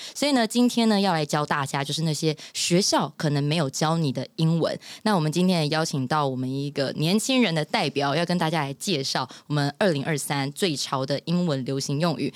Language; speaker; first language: Chinese; native; Chinese